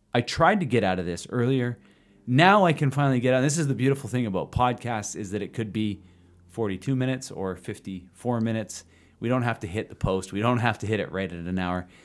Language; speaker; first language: English; native; English